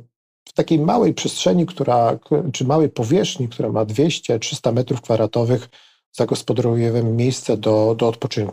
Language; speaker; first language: Polish; native; Polish